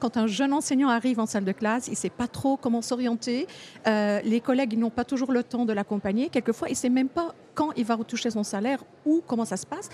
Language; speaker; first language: French; non-native, local second language; Arabic